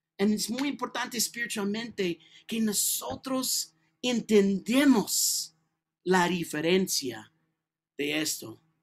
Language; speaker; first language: Spanish; non-native, learner; English